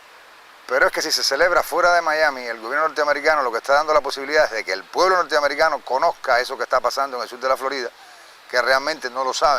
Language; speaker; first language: Spanish; native; Spanish